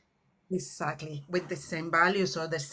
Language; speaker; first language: English; non-native, learner; Spanish